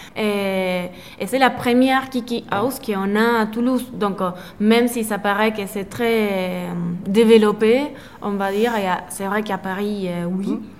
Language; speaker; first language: French; non-native, fluent; Spanish